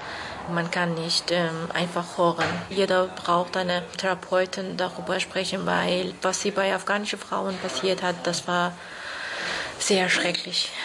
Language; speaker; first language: German; non-native, learner; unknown